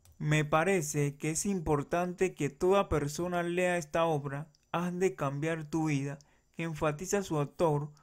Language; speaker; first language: Spanish; native; Spanish